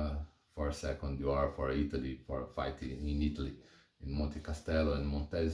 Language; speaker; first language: English; non-native, learner; Portuguese